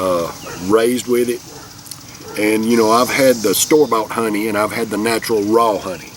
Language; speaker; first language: English; native; English